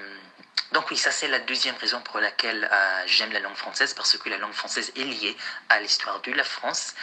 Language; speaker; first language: French; non-native, fluent; Arabic